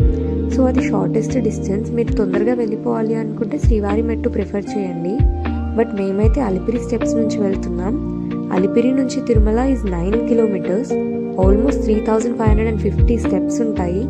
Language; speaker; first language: Telugu; native; Telugu